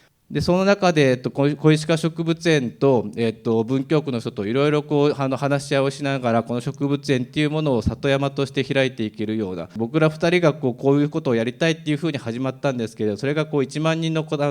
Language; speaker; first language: Japanese; native; Japanese